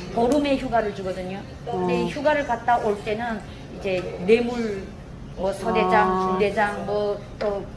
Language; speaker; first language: Korean; native; Korean